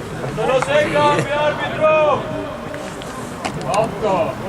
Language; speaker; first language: Italian; native; Italian